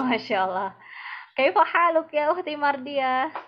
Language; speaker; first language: Arabic; non-native, fluent; Indonesian